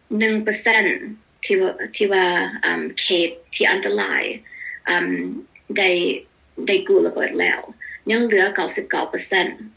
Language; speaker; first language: Lao; early bilingual, heritage; Lao